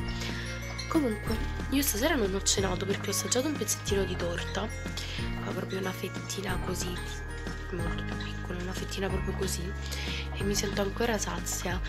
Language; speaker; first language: Italian; native; Italian